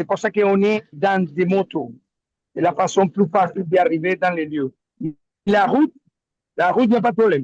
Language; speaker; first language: French; non-native, learner; Spanish